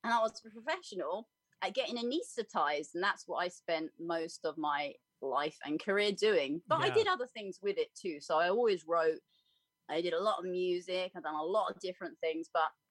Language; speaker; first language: English; native; English